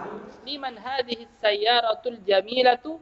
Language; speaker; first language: Arabic; non-native, fluent; Indonesian